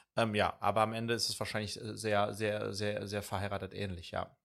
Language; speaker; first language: German; early bilingual, other home language; Swedish